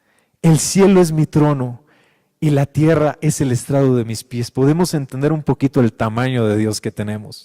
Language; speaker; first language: Spanish; native; Spanish